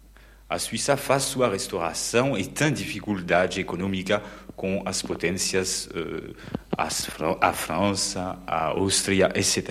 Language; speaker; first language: Portuguese; non-native, fluent; French